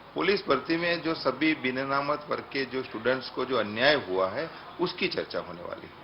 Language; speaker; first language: Hindi; non-native, local second language; Gujarati